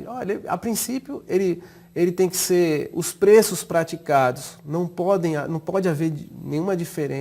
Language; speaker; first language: Portuguese; native; Portuguese